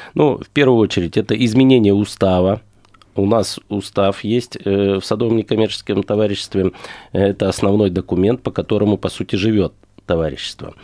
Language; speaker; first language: Russian; native; Russian